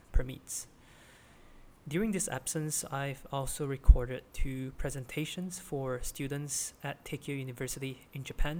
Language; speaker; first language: English; non-native, local second language; Chinese